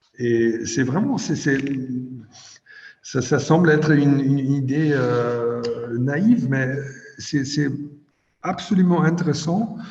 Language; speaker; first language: French; non-native, fluent; German